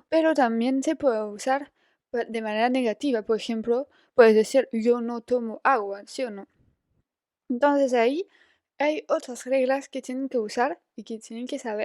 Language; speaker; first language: Spanish; non-native, fluent; French